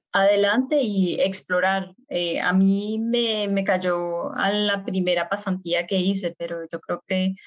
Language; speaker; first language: Spanish; native; Spanish